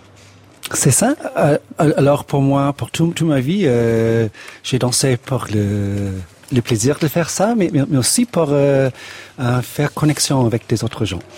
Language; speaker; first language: French; non-native, fluent; English